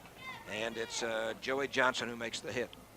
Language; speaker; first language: English; native; English